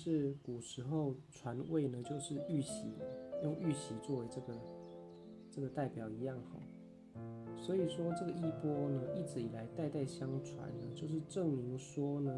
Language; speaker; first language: Chinese; native; Chinese